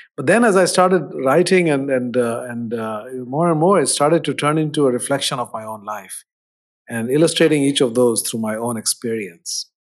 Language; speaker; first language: English; non-native, local second language; Hindi